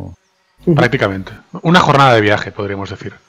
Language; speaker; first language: Spanish; native; Spanish